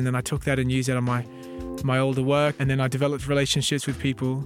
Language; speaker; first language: English; native; English